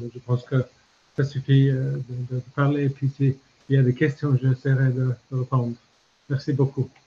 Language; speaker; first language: French; non-native, fluent; English